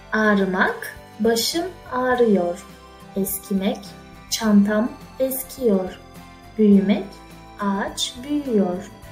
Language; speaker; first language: Turkish; non-native, fluent; French